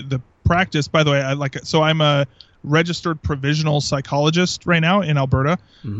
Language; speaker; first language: English; native; English